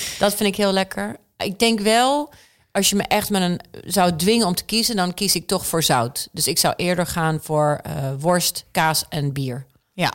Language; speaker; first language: Dutch; early bilingual, other home language; Czech